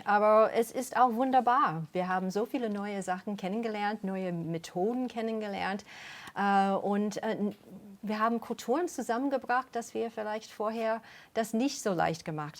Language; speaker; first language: German; non-native, fluent; English